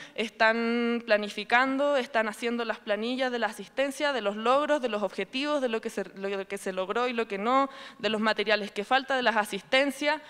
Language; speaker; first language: Spanish; native; Spanish